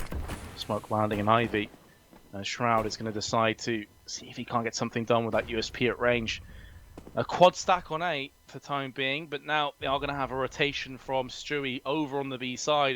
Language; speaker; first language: English; native; English